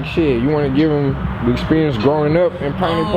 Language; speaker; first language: English; native; English